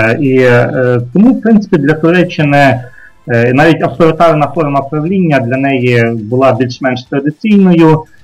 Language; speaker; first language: Ukrainian; native; Ukrainian